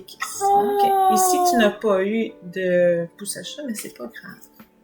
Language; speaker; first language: French; native; French